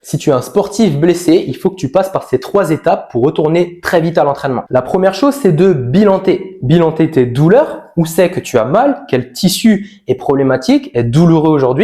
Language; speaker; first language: French; native; French